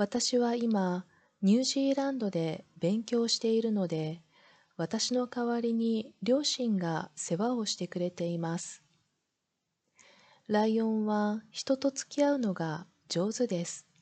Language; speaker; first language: Japanese; non-native, learner; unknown